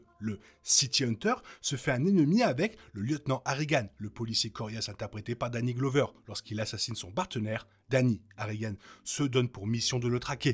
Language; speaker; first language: French; native; French